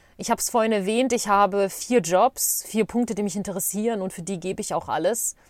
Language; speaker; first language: German; early bilingual, other home language; Bosnian